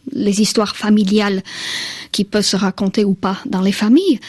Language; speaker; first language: French; non-native, fluent; Slovak